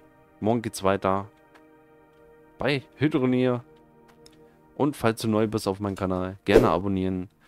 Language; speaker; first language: German; native; German